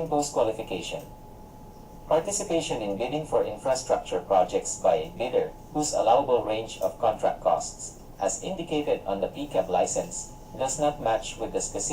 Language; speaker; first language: English; non-native, local second language; Cebuano